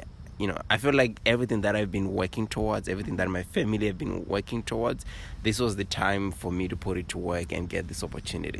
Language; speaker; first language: English; non-native, local second language; Kinyarwanda